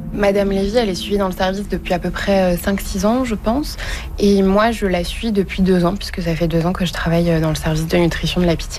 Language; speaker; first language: French; native; French